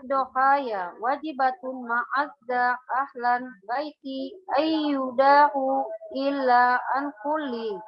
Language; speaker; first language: Arabic; non-native, learner; Indonesian